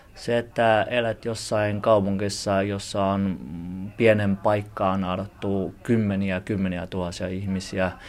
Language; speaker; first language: Finnish; early bilingual, other home language; Chinese